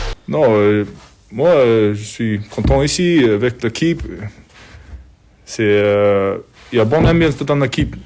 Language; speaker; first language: French; non-native, learner; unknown